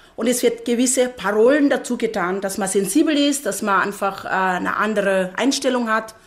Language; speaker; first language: German; non-native, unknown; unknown